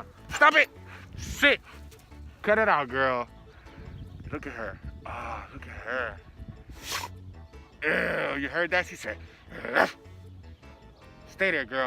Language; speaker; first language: English; native; English